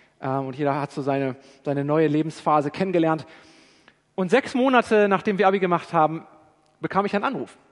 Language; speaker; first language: German; native; German